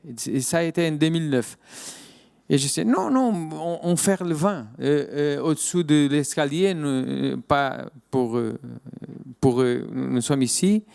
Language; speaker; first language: French; non-native, fluent; Portuguese